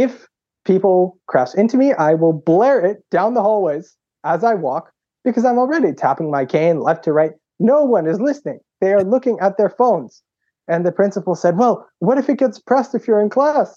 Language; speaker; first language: English; native; English